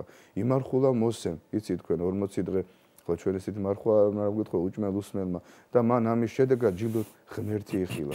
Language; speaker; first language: Georgian; native; Georgian